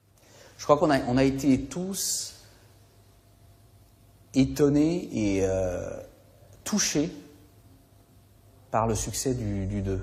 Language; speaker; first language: French; native; French